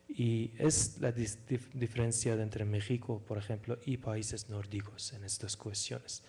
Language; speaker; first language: Spanish; non-native, fluent; Persian